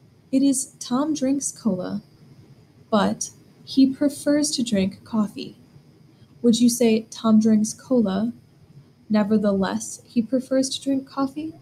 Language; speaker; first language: English; native; English